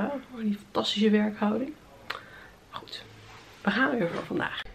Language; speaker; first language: Dutch; native; Dutch